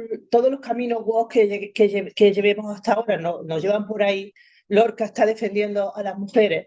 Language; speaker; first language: Spanish; native; Spanish